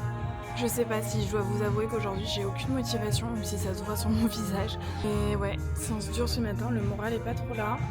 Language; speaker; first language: French; native; French